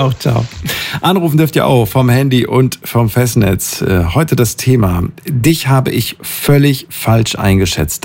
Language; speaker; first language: German; native; German